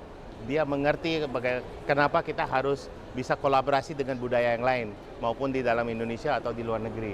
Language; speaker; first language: Indonesian; non-native, fluent; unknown